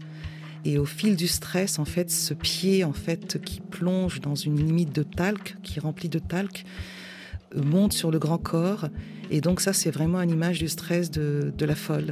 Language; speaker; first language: French; native; French